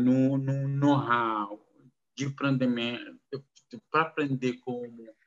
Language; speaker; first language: Portuguese; non-native, learner; Arabic